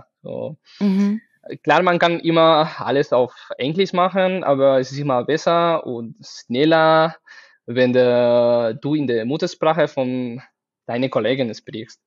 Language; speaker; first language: German; non-native, learner; Spanish